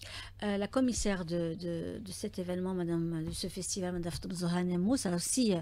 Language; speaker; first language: French; native; French